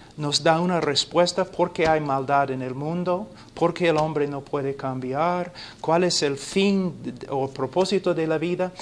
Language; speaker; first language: Spanish; non-native, fluent; English